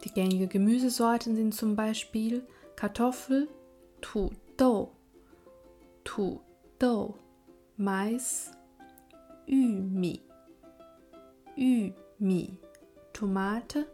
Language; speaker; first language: German; non-native, fluent; Chinese